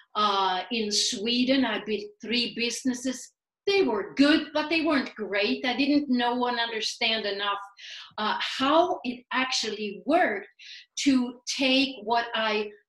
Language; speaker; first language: English; non-native, fluent; Swedish